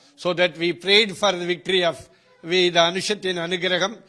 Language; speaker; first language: English; non-native, local second language; Tamil